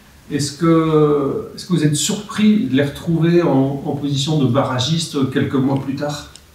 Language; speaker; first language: French; native; French